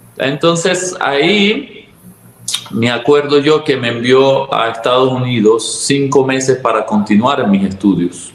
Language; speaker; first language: Spanish; early bilingual, other home language; Arabic